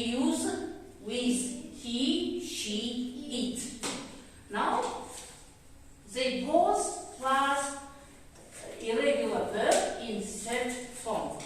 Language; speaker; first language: English; non-native, learner; Russian